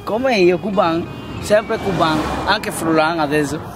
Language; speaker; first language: Italian; non-native, fluent; Spanish